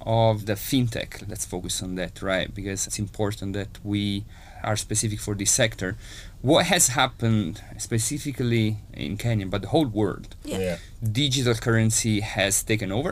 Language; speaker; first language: English; non-native, fluent; Italian